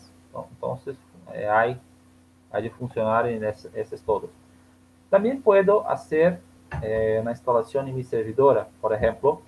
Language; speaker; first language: Spanish; non-native, learner; Portuguese